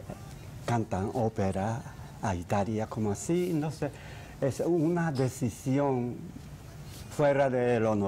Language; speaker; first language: Spanish; non-native, fluent; Japanese